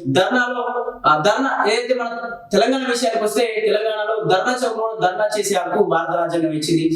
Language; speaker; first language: Telugu; native; Telugu